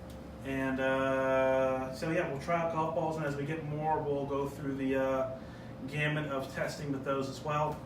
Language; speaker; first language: English; native; English